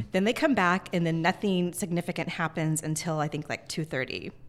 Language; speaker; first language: English; native; English